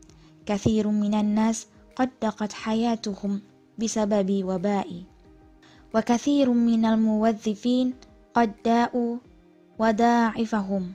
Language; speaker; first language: Arabic; non-native, learner; Indonesian